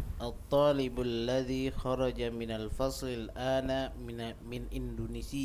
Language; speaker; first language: Arabic; non-native, learner; Indonesian